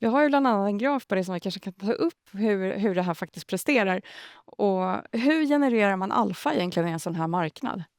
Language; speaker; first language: Swedish; native; Swedish